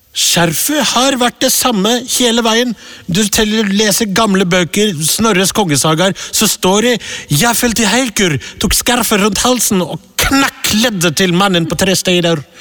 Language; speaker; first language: Norwegian; early bilingual, other home language; Urdu